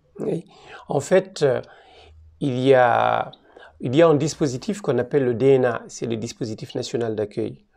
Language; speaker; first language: French; native; French